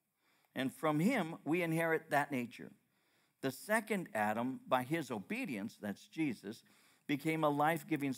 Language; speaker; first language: English; native; English